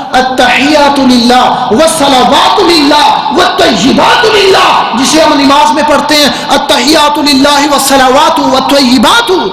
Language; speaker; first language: Urdu; non-native, local second language; Punjabi